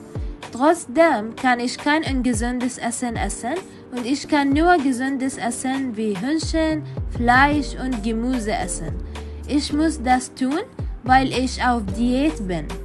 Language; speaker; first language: German; non-native, learner; Arabic